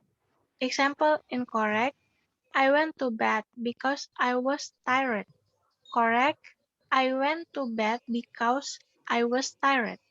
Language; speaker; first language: English; non-native, learner; Indonesian